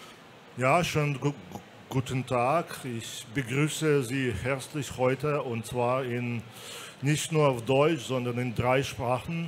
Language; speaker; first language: German; non-native, fluent; Belarusian